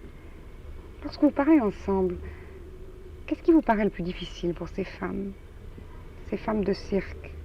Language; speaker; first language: French; native; French